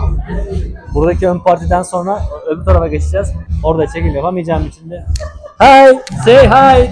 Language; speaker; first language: Turkish; native; Turkish